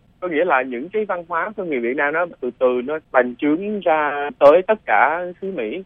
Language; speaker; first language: Vietnamese; early bilingual, other home language; English